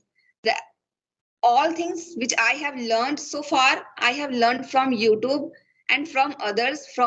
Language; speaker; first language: English; non-native, fluent; Hindi